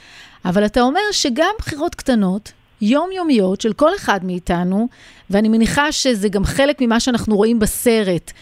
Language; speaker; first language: Hebrew; native; Hebrew